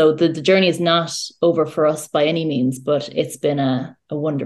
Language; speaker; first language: English; native; English